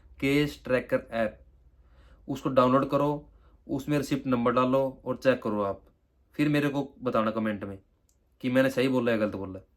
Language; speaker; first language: Hindi; native; Hindi